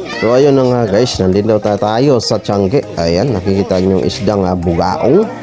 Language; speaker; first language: Filipino; non-native, local second language; Cebuano